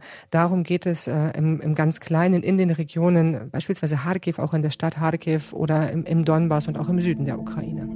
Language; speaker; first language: German; native; German